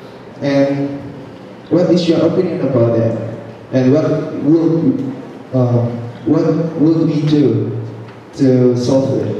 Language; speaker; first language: English; non-native, learner; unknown